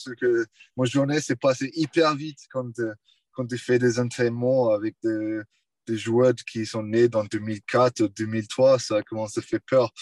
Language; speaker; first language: French; non-native, fluent; English